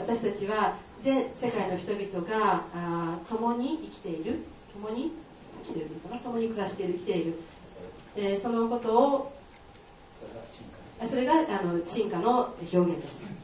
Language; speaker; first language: Japanese; native; Japanese